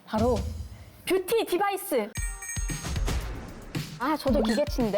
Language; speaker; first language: Korean; native; Korean